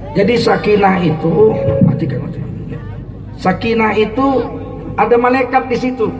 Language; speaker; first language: Indonesian; native; Indonesian